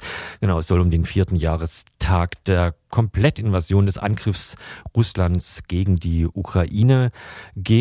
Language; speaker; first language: German; native; German